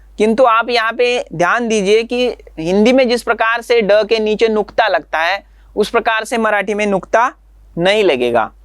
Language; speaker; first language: Hindi; non-native, local second language; Marathi